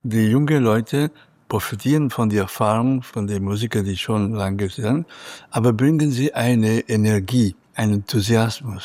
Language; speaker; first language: German; non-native, fluent; Catalan